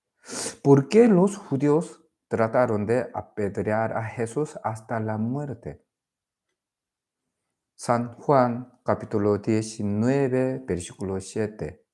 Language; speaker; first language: Spanish; non-native, learner; Korean